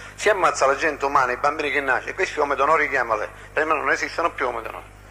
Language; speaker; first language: Italian; non-native, local second language; Sicilian